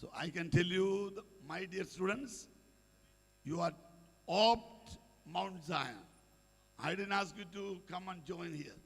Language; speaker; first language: English; non-native, local second language; Malayalam